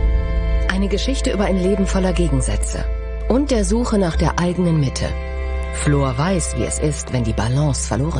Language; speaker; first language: German; native; German